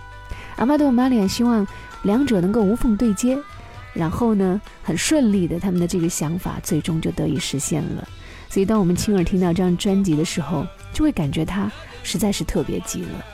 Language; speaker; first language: Chinese; native; Chinese